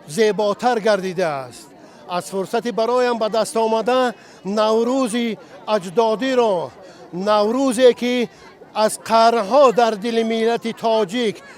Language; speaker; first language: Tajik; native; Tajik